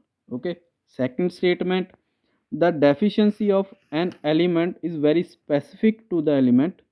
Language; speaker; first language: English; non-native, local second language; Punjabi